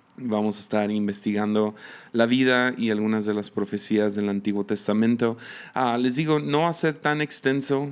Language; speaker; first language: Spanish; non-native, local second language; English